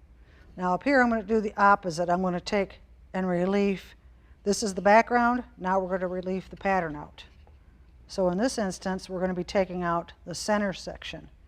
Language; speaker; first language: English; native; English